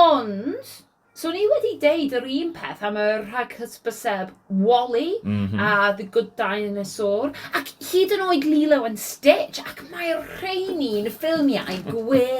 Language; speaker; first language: Welsh; non-native, learner; English